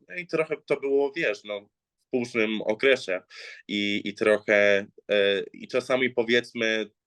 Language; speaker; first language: Polish; early bilingual, heritage; English